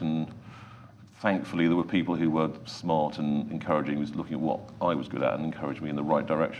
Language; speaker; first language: English; native; English